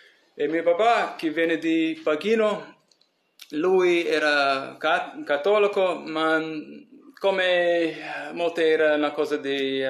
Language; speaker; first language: Italian; early bilingual, heritage; English